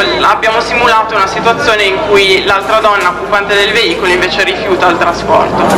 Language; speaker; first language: Italian; native; Italian